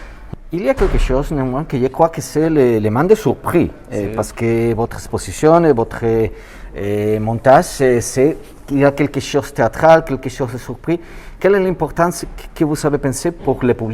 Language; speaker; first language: French; non-native, learner; Spanish